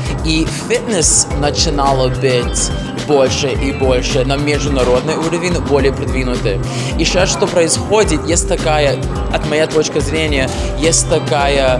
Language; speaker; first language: Russian; non-native, fluent; English